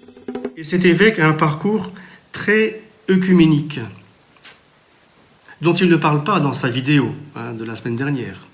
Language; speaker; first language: French; native; French